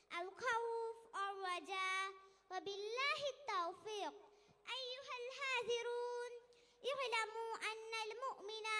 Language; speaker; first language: Arabic; non-native, learner; Bangla